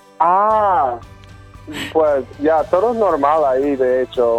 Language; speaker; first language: Spanish; non-native, fluent; English